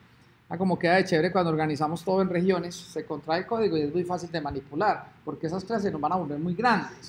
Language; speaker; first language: Spanish; native; Spanish